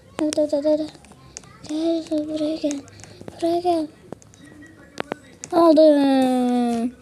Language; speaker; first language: Turkish; native; Turkish